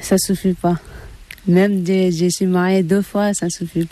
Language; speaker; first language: French; non-native, learner; Tibetan